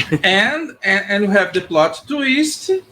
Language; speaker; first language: English; non-native, learner; Portuguese